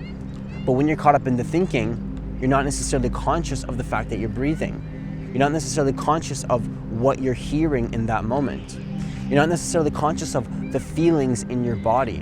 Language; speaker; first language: English; native; English